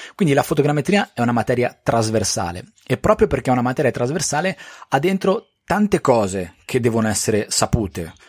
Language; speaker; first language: Italian; native; Italian